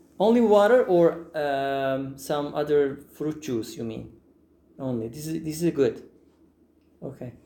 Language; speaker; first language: English; non-native, fluent; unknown